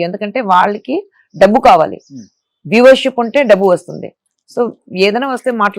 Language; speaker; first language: Telugu; non-native, fluent; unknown